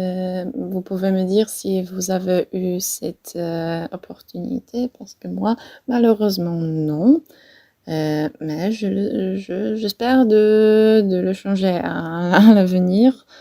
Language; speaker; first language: French; non-native, fluent; Polish